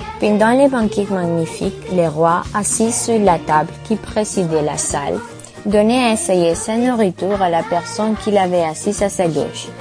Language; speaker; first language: French; non-native, learner; Catalan